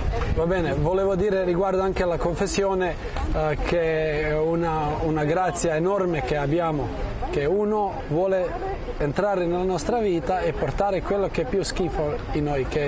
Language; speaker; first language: Italian; non-native, fluent; Croatian